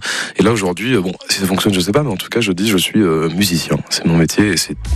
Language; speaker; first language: French; native; French